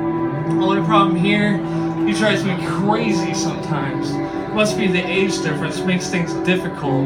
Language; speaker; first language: English; native; English